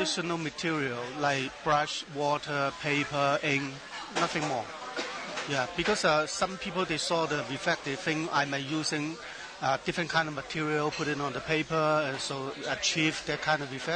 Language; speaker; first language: English; non-native, learner; Chinese